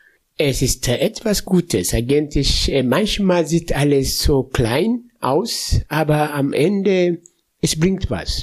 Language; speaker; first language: German; non-native, fluent; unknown